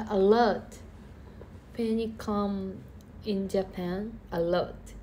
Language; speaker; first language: English; non-native, learner; Indonesian